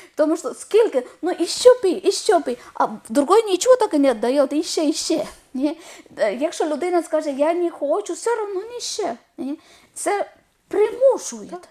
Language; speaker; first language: Ukrainian; non-native, learner; Malayalam